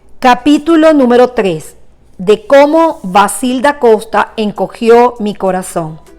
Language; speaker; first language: Spanish; native; Spanish